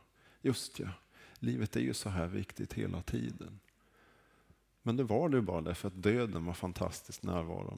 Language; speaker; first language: Swedish; native; Swedish